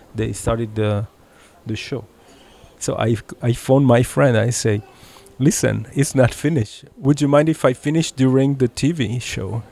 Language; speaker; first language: English; early bilingual, heritage; Italian